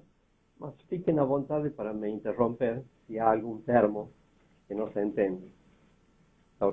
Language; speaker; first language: Portuguese; non-native, fluent; Spanish